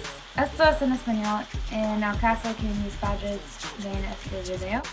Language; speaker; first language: Spanish; non-native, learner; English